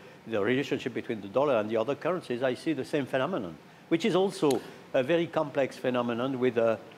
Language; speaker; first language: English; non-native, fluent; French